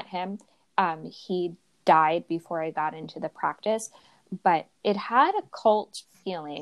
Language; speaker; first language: English; native; English